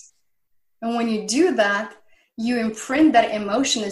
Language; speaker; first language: English; non-native, fluent; Romanian